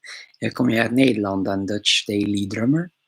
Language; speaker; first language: Dutch; non-native, fluent; English